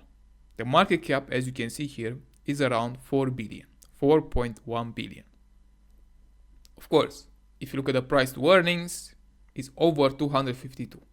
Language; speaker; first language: English; non-native, fluent; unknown